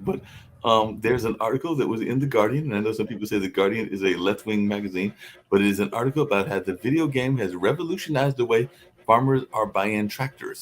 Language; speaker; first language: English; native; English